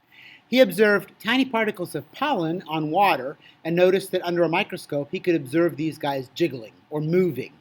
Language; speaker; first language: English; native; English